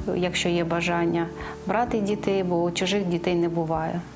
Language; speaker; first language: Ukrainian; native; Ukrainian